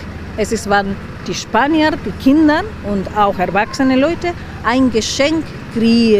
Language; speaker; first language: German; non-native, learner; Spanish